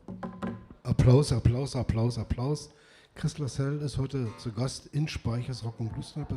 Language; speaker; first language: German; native; German